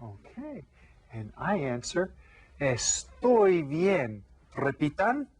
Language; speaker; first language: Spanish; non-native, fluent; English